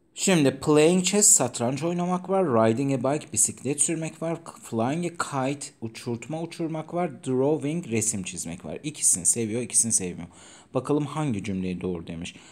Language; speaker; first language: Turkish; non-native, fluent; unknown